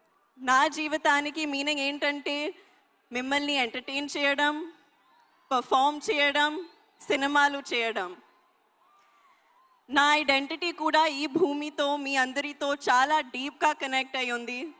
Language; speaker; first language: Telugu; non-native, learner; Hindi